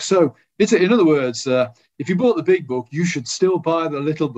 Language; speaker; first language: English; native; English